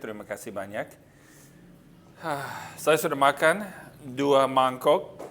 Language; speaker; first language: Indonesian; non-native, fluent; English